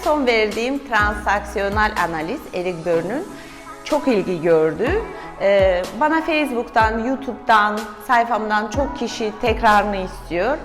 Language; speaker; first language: Turkish; non-native, fluent; Russian